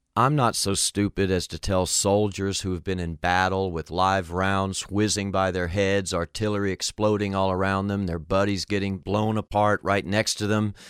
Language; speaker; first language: English; native; English